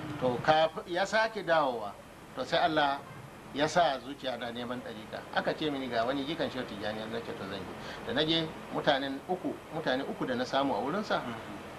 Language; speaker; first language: Hausa; non-native, local second language; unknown